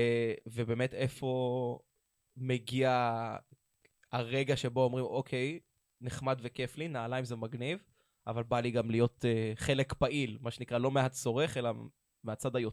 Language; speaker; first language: Hebrew; native; Hebrew